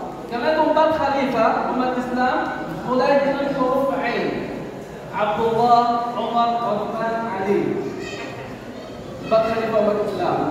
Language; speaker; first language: Indonesian; non-native, learner; Arabic